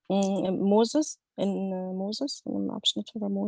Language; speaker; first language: German; non-native, fluent; Dutch